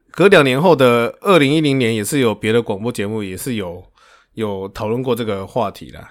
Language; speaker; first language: Chinese; native; Chinese